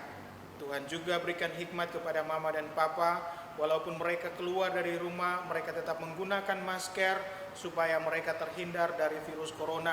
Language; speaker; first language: Indonesian; native; Indonesian